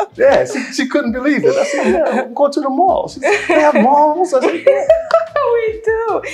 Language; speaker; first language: English; native; English